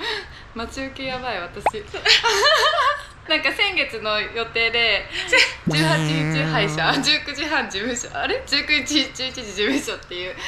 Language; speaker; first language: Japanese; native; Japanese